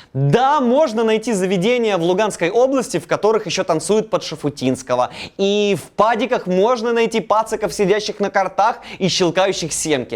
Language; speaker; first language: Russian; native; Russian